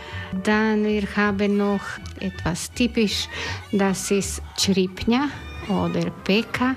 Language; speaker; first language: German; non-native, learner; Croatian